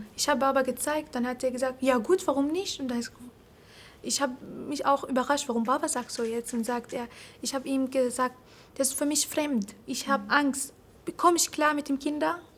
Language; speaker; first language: German; non-native, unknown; Arabic